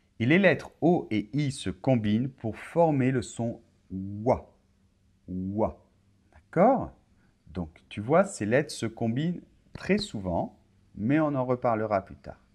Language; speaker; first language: French; native; French